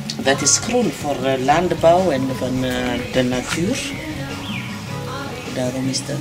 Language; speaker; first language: Dutch; non-native, learner; Amharic